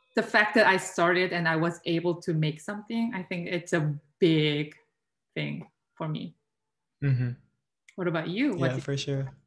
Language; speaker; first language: English; non-native, fluent; Korean